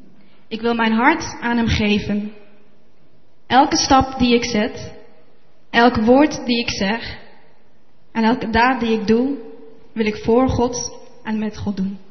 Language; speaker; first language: Dutch; early bilingual, other home language; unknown